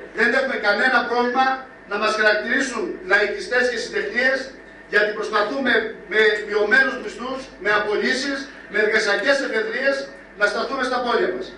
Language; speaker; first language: Greek; native; Greek